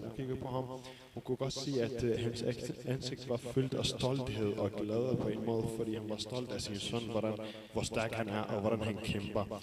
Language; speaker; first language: Danish; early bilingual, other home language; Arabic